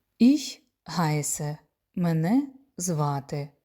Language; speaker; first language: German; non-native, fluent; Ukrainian